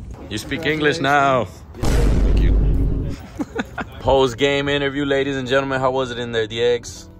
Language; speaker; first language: English; early bilingual, other home language; Spanish